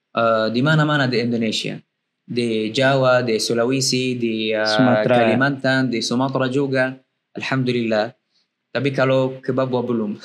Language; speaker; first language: Indonesian; non-native, learner; Arabic